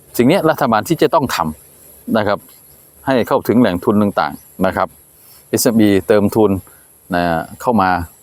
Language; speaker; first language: Thai; native; Thai